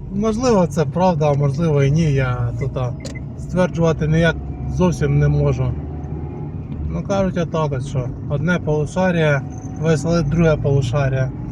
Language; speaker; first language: Ukrainian; non-native, local second language; Russian